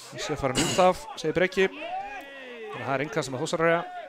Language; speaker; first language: Icelandic; native; Icelandic